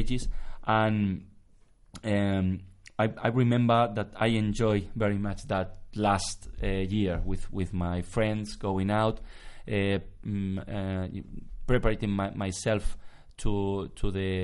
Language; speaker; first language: English; non-native, fluent; Spanish